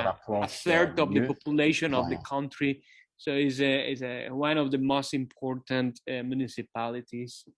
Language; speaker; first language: English; non-native, fluent; Kabuverdianu